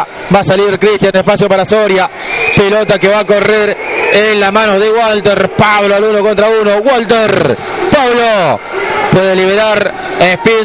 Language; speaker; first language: Spanish; native; Spanish